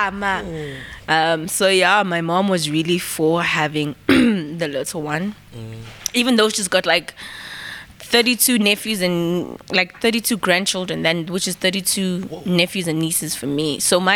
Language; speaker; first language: English; non-native, local second language; Zulu